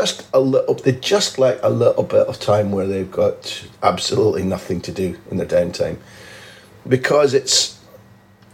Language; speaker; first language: English; native; English